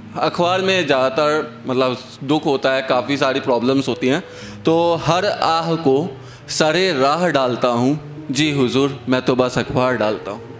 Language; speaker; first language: Hindi; native; Hindi